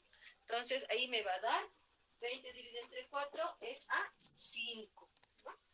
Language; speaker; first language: Spanish; native; Spanish